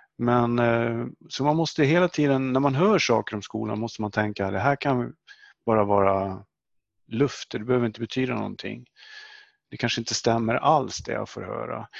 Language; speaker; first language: Swedish; native; Swedish